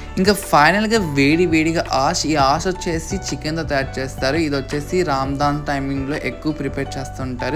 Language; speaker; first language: Telugu; non-native, local second language; Urdu